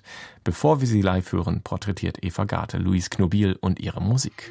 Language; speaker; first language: German; native; German